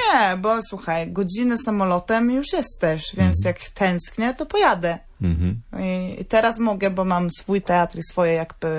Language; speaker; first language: Polish; non-native, fluent; Norwegian